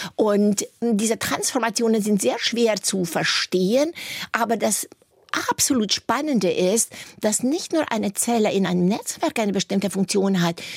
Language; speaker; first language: German; native; German